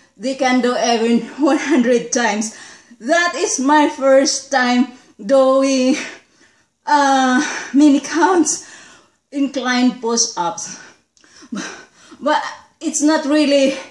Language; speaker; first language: English; non-native, local second language; Cebuano